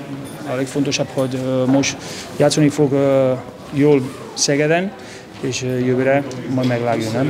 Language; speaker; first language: Hungarian; non-native, local second language; Spanish